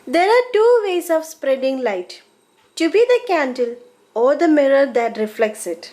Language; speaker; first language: English; non-native, local second language; Malayalam